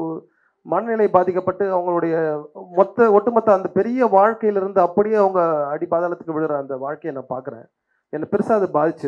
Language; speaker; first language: Tamil; native; Tamil